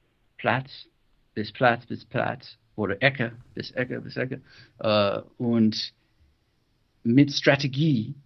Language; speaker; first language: German; non-native, learner; English